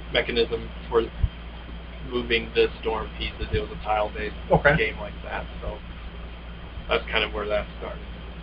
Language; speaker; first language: English; native; English